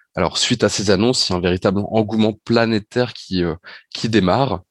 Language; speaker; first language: French; native; French